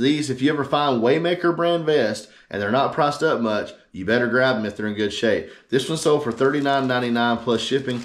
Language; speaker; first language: English; native; English